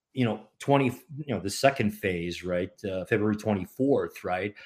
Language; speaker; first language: English; non-native, fluent; Ukrainian